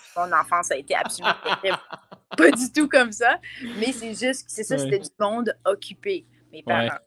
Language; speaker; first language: French; native; French